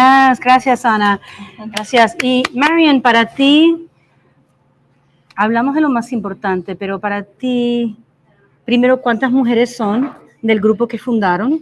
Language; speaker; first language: Spanish; early bilingual, heritage; English